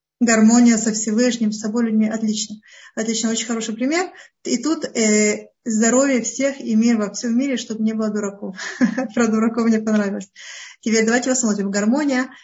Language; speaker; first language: Russian; early bilingual, heritage; Russian